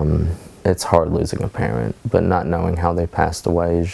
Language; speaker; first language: English; native; English